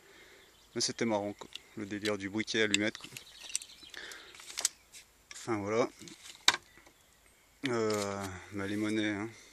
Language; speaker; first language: French; native; French